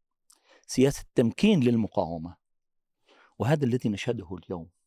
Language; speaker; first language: Arabic; native; Arabic